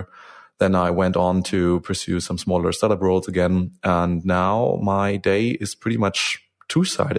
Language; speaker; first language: English; non-native, fluent; German